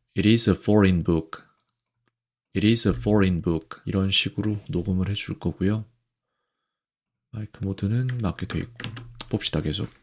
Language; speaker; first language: Korean; native; Korean